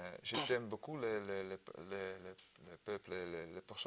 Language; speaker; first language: French; non-native, learner; Dutch